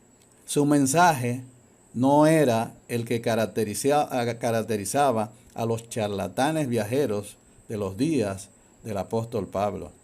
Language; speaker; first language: Spanish; native; Spanish